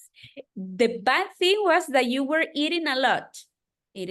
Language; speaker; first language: English; non-native, fluent; Spanish